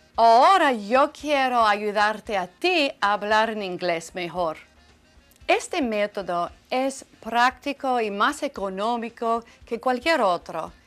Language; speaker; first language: Spanish; non-native, fluent; English